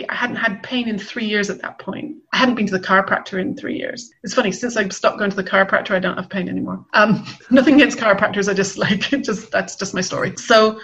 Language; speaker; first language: English; native; English